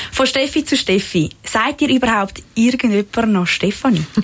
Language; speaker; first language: German; native; German